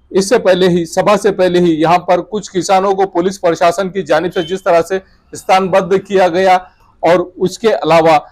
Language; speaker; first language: Hindi; non-native, local second language; Urdu